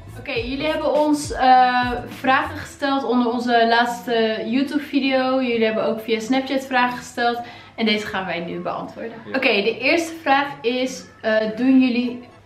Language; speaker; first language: Dutch; early bilingual, other home language; Arabic